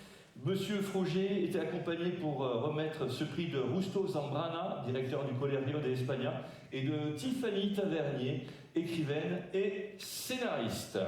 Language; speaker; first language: French; native; French